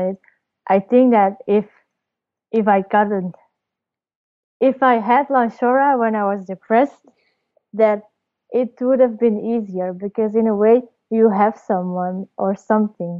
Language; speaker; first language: English; non-native, fluent; Dutch